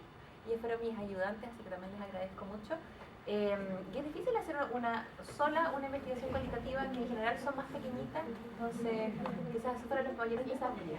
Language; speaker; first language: Spanish; native; Spanish